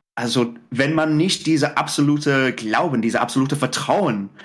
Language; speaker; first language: German; non-native, fluent; English